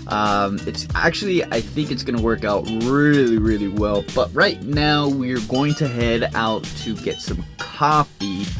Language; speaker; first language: English; native; English